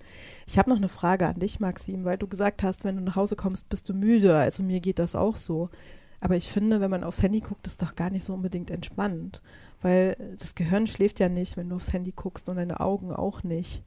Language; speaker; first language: German; native; German